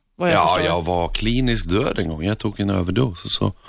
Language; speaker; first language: Swedish; non-native, fluent; Norwegian